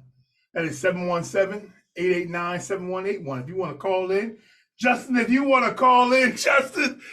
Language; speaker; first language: English; native; English